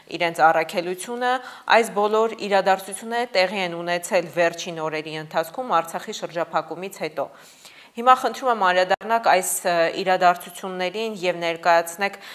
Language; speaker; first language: Armenian; native; Armenian